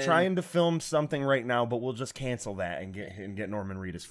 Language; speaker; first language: English; native; English